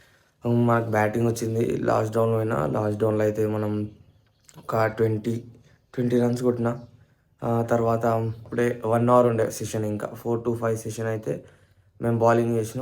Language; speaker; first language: Telugu; native; Telugu